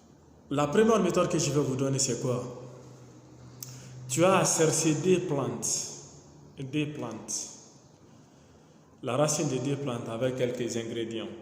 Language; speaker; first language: French; non-native, local second language; Mandingo